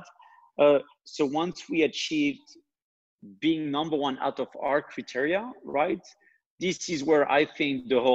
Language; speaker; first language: English; non-native, fluent; French